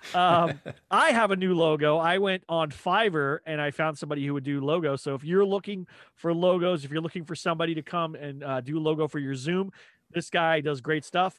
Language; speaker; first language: English; native; English